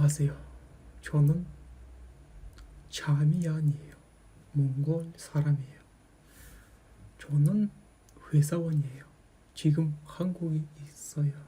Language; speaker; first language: Korean; non-native, fluent; Kazakh